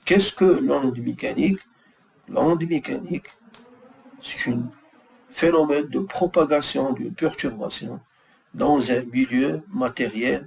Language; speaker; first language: French; non-native, local second language; Arabic